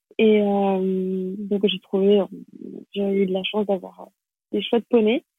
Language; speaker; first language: French; native; French